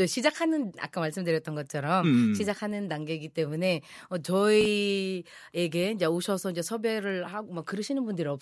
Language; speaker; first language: Korean; non-native, fluent; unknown